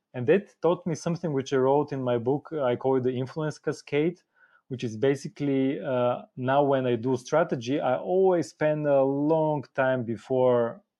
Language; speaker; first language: English; non-native, fluent; Bulgarian